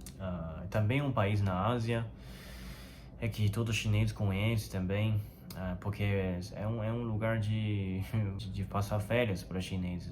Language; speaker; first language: Portuguese; non-native, fluent; Chinese